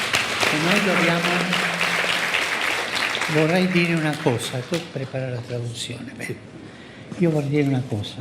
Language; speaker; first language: Italian; non-native, fluent; Spanish